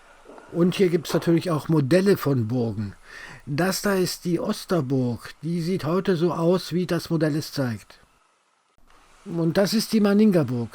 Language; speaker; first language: German; native; German